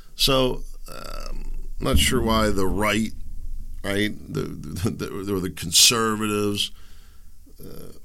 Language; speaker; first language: English; early bilingual, other home language; German